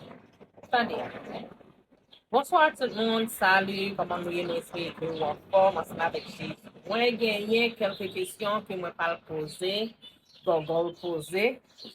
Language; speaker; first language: French; non-native, learner; Haitian Creole